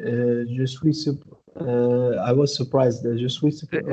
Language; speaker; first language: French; non-native, learner; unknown